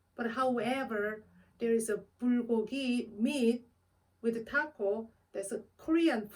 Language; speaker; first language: English; non-native, learner; Korean